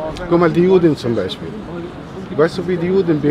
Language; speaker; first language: German; non-native, fluent; Arabic